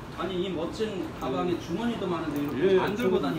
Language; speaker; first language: Korean; native; Korean